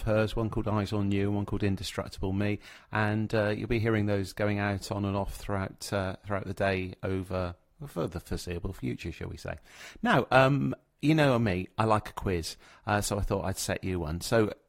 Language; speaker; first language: English; native; English